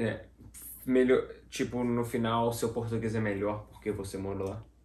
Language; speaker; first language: Portuguese; native; Portuguese